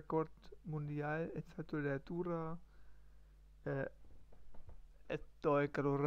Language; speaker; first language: Spanish; non-native, learner; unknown